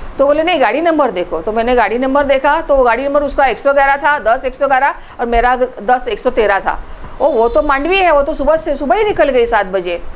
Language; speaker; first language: Hindi; non-native, local second language; Marathi